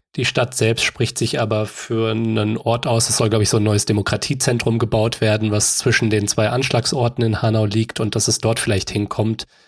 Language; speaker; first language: German; native; German